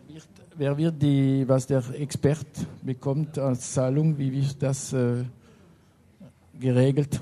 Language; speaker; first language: German; non-native, learner; French